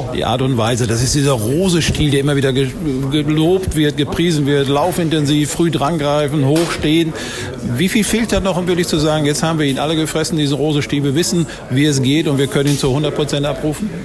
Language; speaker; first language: German; native; German